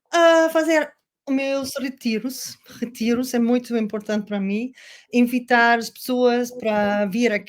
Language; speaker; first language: Portuguese; non-native, learner; Dutch